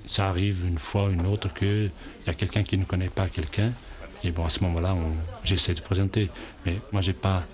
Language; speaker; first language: French; non-native, fluent; Portuguese